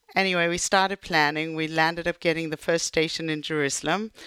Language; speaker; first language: English; native; English